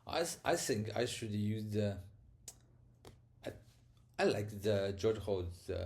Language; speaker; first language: English; non-native, learner; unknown